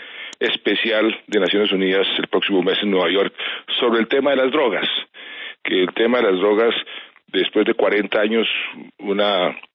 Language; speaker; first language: Spanish; native; Spanish